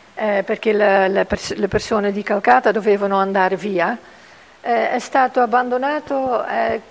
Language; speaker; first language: Italian; non-native, fluent; Dutch